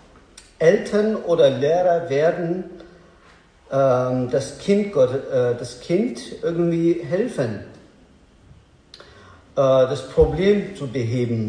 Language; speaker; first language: German; non-native, learner; Azerbaijani